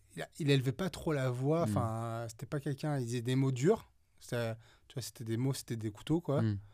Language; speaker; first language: French; native; French